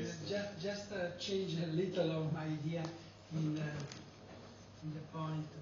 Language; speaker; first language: English; non-native, learner; Italian